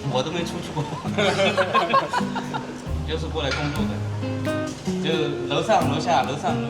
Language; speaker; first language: Chinese; native; Chinese